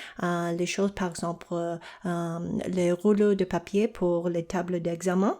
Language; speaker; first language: French; non-native, local second language; English